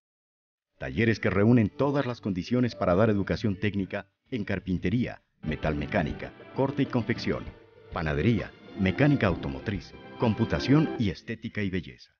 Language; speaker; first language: Spanish; native; Spanish